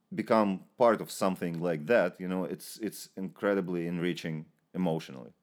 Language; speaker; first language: English; non-native, fluent; Russian